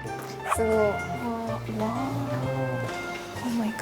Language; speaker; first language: Korean; non-native, learner; Russian